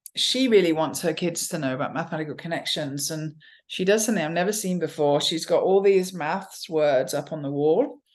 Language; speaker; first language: English; native; English